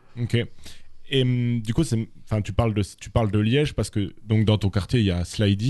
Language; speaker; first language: French; native; French